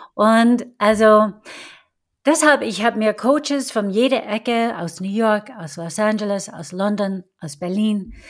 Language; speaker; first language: German; non-native, fluent; English